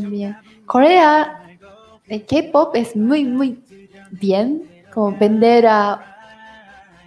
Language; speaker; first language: Spanish; non-native, learner; Japanese